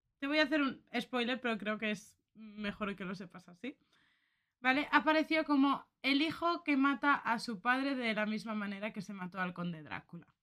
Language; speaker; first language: Spanish; native; Spanish